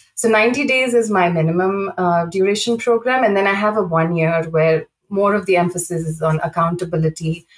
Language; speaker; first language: English; non-native, local second language; Telugu